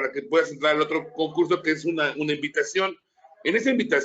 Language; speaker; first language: Spanish; native; Spanish